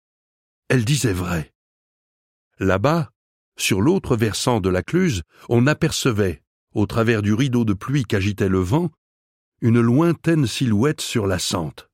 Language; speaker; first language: French; native; French